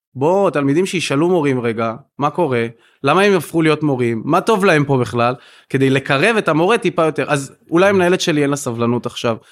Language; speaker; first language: Hebrew; native; Hebrew